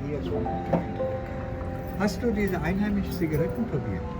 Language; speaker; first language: German; non-native, fluent; Sinhala